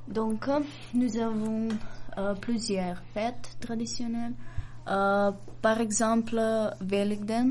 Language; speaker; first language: French; non-native, learner; Macedonian